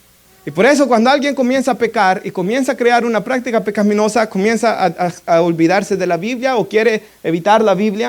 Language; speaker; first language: Spanish; native; Spanish